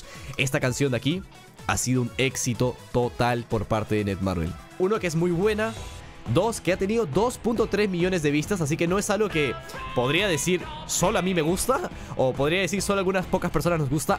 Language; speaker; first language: Spanish; native; Spanish